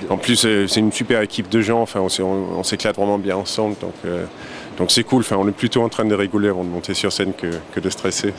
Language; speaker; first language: French; non-native, fluent; Danish